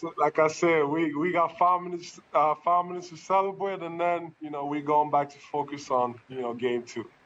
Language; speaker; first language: English; non-native, local second language; French